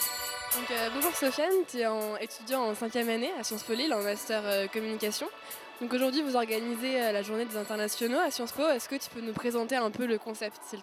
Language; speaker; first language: French; native; French